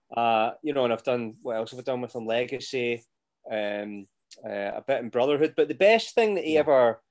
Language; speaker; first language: English; native; English